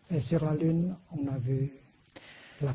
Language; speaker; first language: French; non-native, fluent; Vietnamese